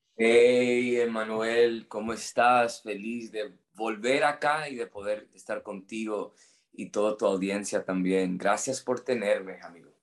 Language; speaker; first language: Spanish; non-native, fluent; English